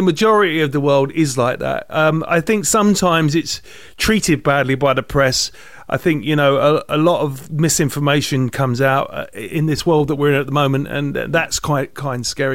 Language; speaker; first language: English; native; English